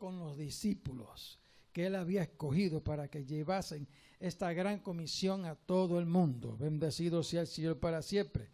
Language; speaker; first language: Spanish; native; Spanish